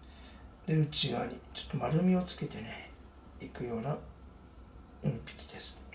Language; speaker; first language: Japanese; native; Japanese